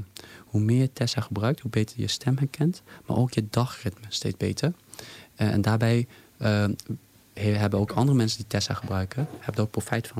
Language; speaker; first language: Dutch; native; Dutch